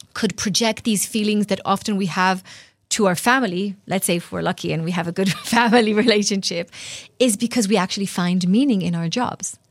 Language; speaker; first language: English; non-native, fluent; Hebrew